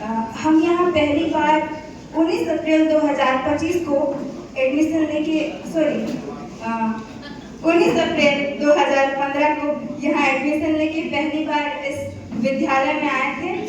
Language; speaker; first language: Hindi; non-native, local second language; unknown